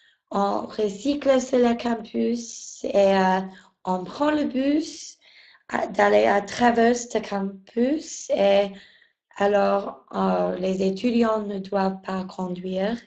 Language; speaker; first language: French; non-native, learner; English